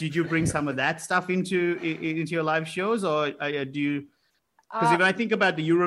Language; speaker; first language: English; non-native, local second language; Sinhala